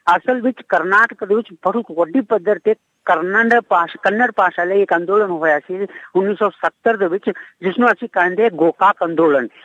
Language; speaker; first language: Punjabi; non-native, fluent; Kannada